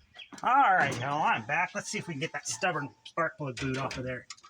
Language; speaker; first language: English; native; English